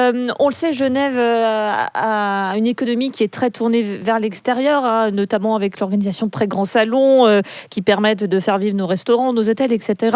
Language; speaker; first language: French; native; French